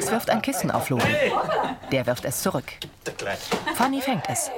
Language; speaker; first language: German; native; German